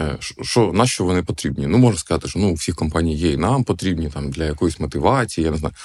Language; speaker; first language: Ukrainian; non-native, local second language; Russian